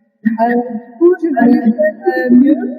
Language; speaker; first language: French; native; French